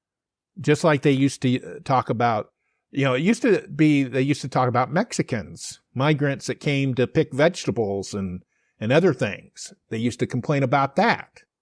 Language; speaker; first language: English; native; English